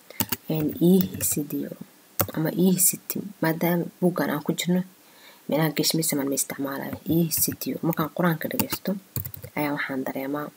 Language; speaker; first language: Turkish; non-native, learner; Somali